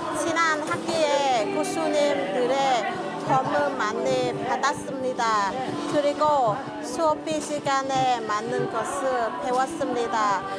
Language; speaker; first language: Korean; non-native, learner; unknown